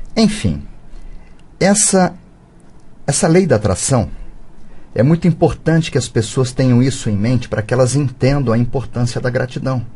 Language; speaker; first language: Portuguese; early bilingual, other home language; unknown